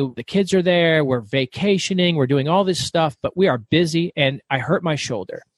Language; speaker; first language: English; native; English